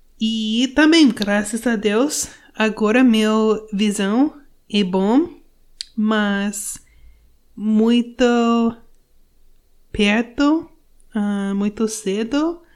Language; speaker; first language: Portuguese; non-native, learner; English